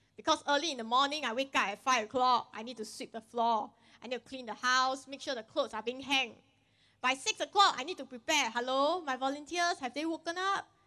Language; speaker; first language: English; non-native, local second language; Chinese